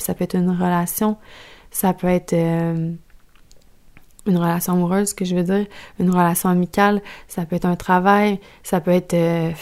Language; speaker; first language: French; native; French